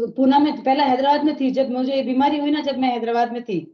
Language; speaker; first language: Hindi; native; Hindi